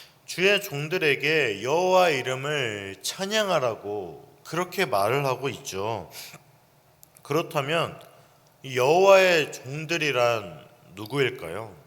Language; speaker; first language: Korean; native; Korean